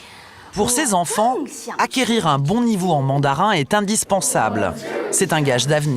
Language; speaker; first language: French; native; French